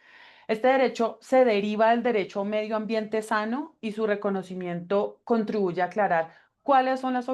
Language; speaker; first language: Spanish; native; Spanish